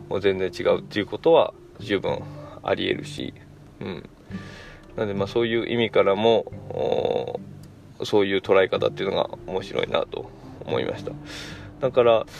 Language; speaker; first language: Japanese; native; Japanese